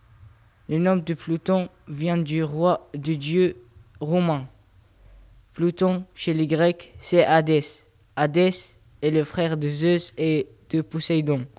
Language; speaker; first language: French; non-native, learner; Arabic